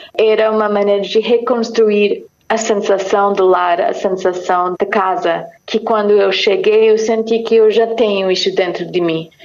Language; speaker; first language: Portuguese; non-native, fluent; English